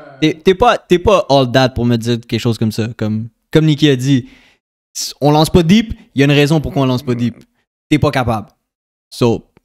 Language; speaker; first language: French; native; French